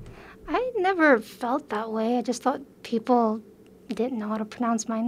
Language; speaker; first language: English; early bilingual, other home language; Filipino